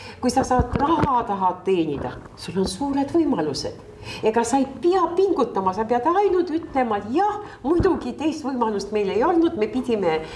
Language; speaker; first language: Estonian; non-native, local second language; Russian